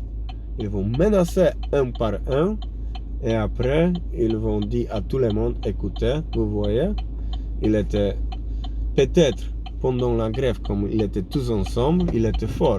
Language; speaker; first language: French; non-native, fluent; Polish